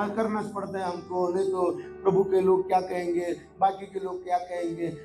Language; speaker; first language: Hindi; non-native, local second language; Marathi